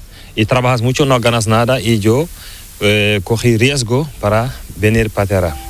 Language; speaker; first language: Spanish; non-native, learner; Fula